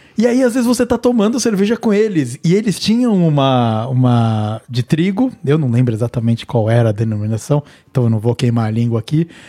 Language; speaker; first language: Portuguese; native; Portuguese